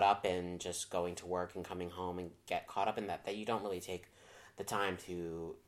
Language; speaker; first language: English; native; English